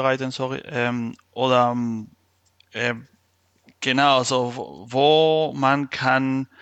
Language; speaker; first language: German; non-native, fluent; Spanish